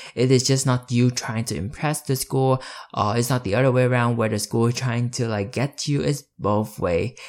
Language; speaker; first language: English; early bilingual, other home language; Vietnamese